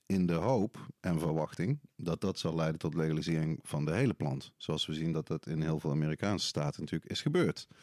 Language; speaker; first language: Dutch; native; Dutch